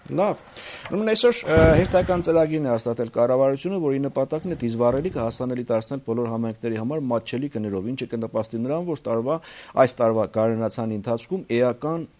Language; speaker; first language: Armenian; native; Armenian